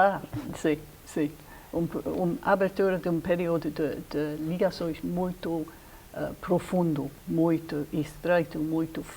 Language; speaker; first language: Portuguese; non-native, fluent; English